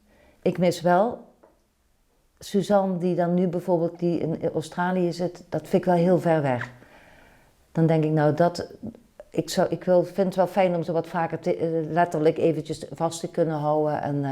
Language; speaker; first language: Dutch; native; Dutch